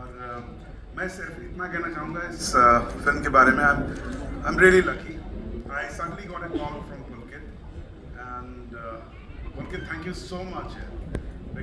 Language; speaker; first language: Hindi; native; Hindi